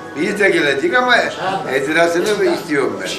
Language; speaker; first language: Turkish; early bilingual, heritage; Turkish